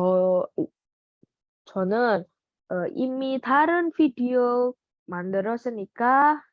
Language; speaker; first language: Korean; non-native, learner; Indonesian